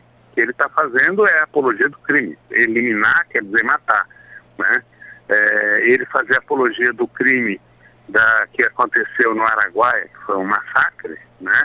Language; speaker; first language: Portuguese; native; Portuguese